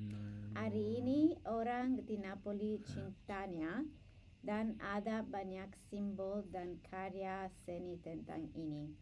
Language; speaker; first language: Indonesian; non-native, learner; Italian